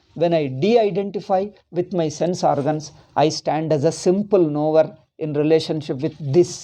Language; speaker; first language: English; non-native, local second language; Kannada